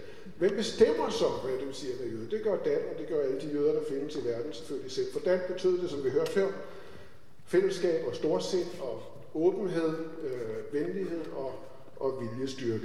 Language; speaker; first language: Danish; native; Danish